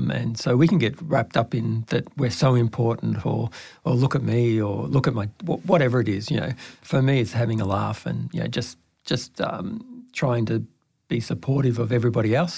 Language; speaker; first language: English; native; English